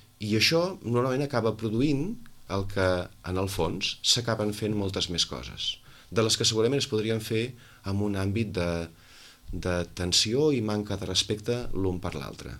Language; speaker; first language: Catalan; native; Catalan